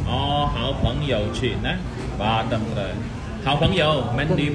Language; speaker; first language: Chinese; non-native, learner; Khmer